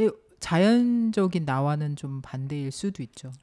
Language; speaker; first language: Korean; native; Korean